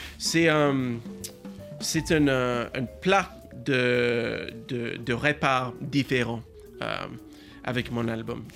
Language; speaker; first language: French; non-native, learner; English